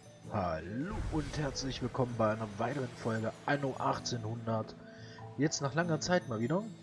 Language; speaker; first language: German; native; German